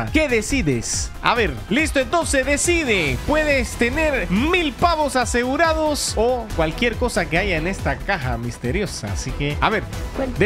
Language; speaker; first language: Spanish; native; Spanish